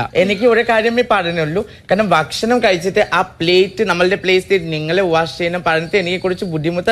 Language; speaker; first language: Malayalam; non-native, learner; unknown